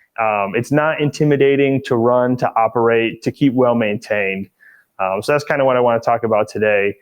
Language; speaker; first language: English; native; English